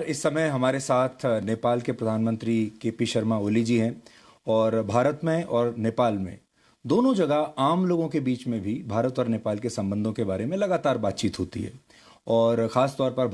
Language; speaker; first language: Hindi; native; Hindi